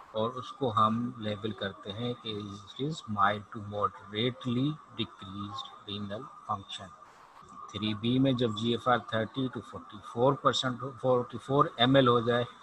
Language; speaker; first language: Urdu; native; Urdu